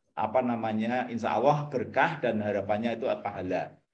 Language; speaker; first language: Indonesian; non-native, local second language; Javanese